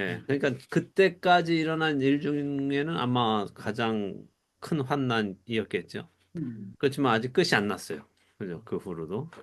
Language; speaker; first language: Korean; native; Korean